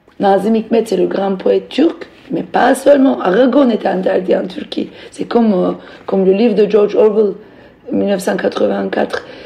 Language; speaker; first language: French; non-native, fluent; Turkish